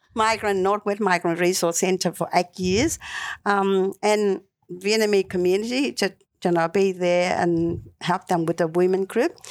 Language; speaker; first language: English; non-native, learner; Vietnamese